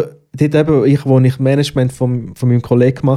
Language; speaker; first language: German; native; German